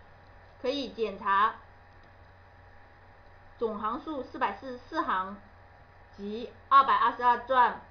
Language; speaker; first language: Chinese; native; Chinese